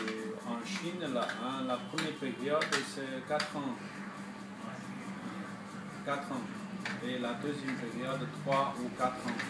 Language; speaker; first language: French; non-native, fluent; Chinese